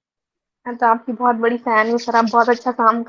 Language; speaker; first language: Hindi; native; Hindi